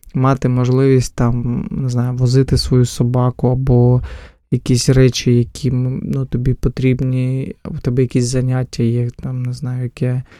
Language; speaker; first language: Ukrainian; non-native, local second language; Russian